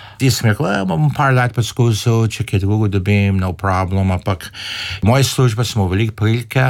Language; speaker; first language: Slovenian; early bilingual, heritage; Slovenian